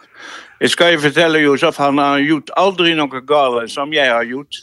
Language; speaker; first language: Norwegian; non-native, fluent; Dutch